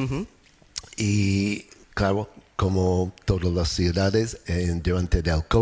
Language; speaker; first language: Spanish; non-native, learner; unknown